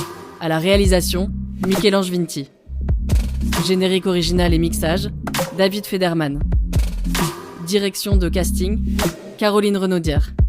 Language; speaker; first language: French; native; French